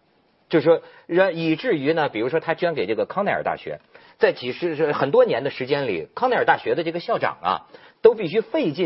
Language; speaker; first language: Chinese; native; Chinese